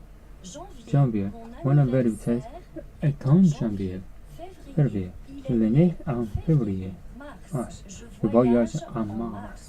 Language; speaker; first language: French; non-native, learner; Japanese